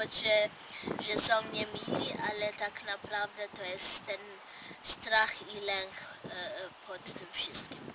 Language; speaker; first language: Polish; non-native, fluent; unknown